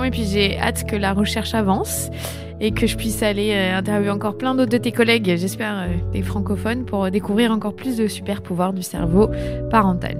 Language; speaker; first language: French; native; French